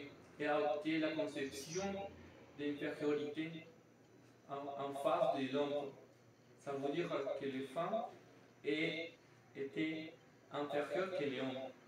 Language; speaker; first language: French; non-native, learner; Spanish